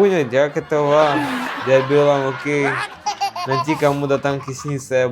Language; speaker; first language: Indonesian; non-native, learner; Russian